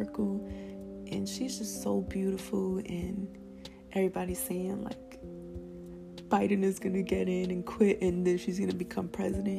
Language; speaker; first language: English; early bilingual, other home language; Spanish